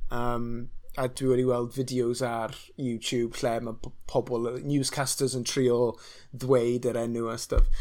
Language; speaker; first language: Welsh; non-native, local second language; English